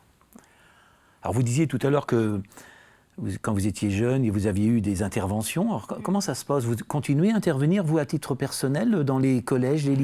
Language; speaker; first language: French; native; French